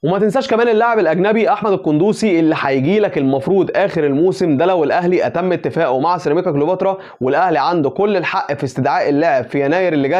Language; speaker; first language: Arabic; native; Arabic